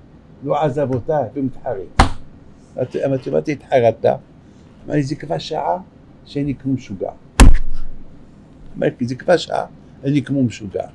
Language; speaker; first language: Hebrew; non-native, fluent; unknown